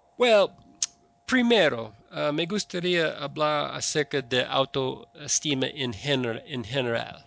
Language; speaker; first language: Spanish; non-native, learner; English